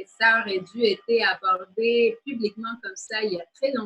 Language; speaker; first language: French; native; French